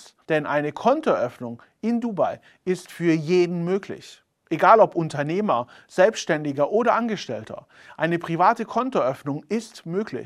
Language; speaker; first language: German; native; German